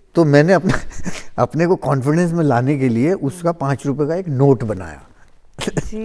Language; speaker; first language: Hindi; native; Hindi